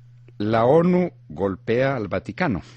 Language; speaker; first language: Spanish; native; Spanish